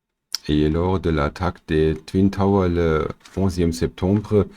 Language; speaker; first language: French; non-native, learner; German